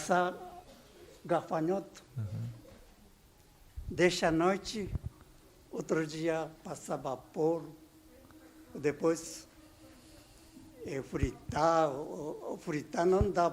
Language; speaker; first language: Portuguese; non-native, learner; Japanese